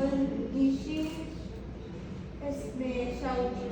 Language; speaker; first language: Chinese; non-native, learner; Filipino